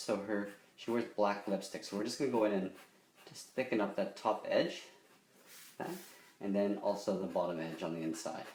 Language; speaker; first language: English; native; English